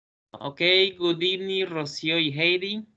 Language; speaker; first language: English; non-native, fluent; Spanish